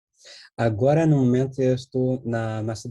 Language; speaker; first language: Portuguese; non-native, fluent; English